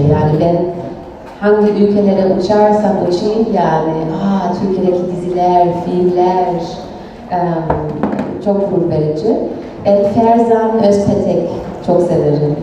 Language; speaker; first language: Turkish; early bilingual, heritage; Turkish